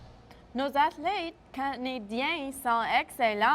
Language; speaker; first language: French; non-native, local second language; English